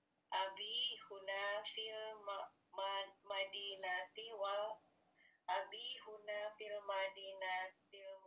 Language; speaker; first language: Arabic; non-native, learner; Indonesian